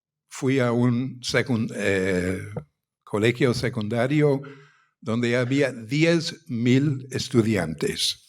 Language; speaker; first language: Spanish; non-native, fluent; English